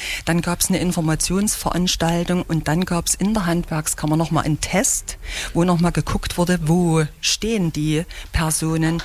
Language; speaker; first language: German; native; German